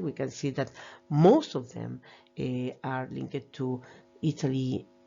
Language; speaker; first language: English; non-native, fluent; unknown